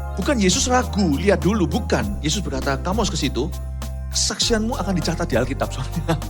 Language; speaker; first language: Indonesian; native; Indonesian